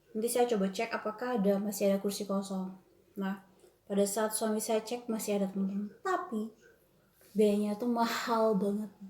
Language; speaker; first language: Indonesian; native; Indonesian